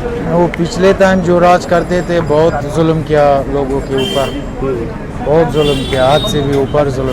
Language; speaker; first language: Hindi; non-native, learner; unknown